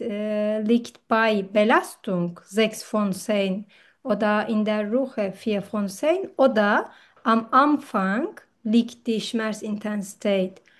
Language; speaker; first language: German; non-native, learner; Turkish